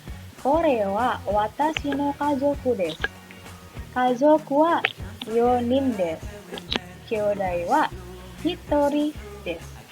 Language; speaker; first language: Japanese; non-native, learner; Indonesian